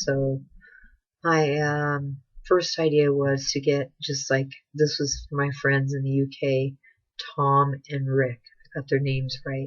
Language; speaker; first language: English; native; English